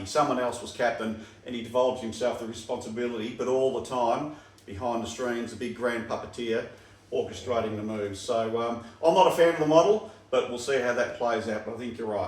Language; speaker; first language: English; native; English